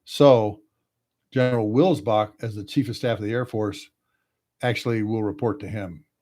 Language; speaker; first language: English; native; English